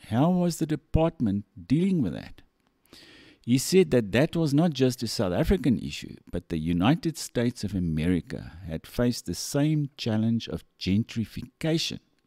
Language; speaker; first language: English; non-native, local second language; Afrikaans